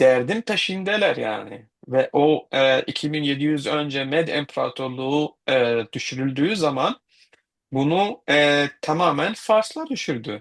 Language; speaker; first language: Turkish; non-native, fluent; Kurdish